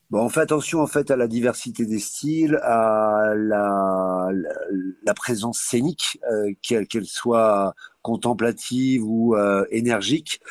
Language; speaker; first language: French; native; French